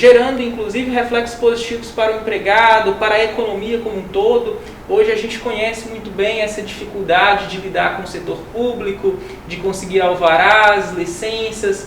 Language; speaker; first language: Portuguese; native; Portuguese